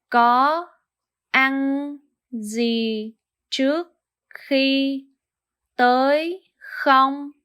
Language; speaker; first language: Vietnamese; early bilingual, heritage; Vietnamese